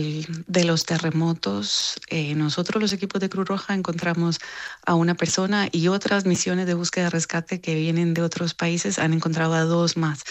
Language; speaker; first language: Spanish; native; Spanish